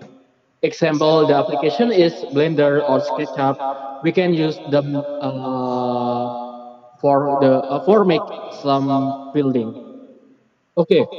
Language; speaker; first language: English; non-native, learner; Indonesian